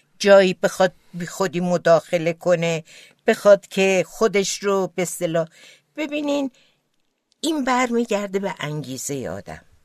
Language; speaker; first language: Persian; non-native, local second language; Azerbaijani